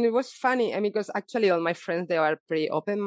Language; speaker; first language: English; non-native, fluent; Spanish